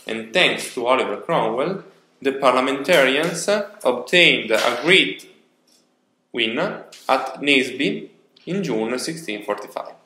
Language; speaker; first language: English; non-native, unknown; Italian